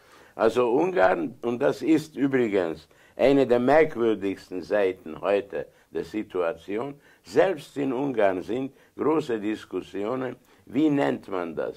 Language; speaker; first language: German; non-native, fluent; Hungarian